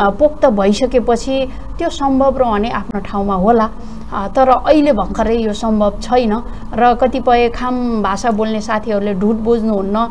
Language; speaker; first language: Nepali; non-native, local second language; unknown